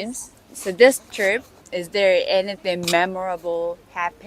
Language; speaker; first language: English; non-native, learner; Japanese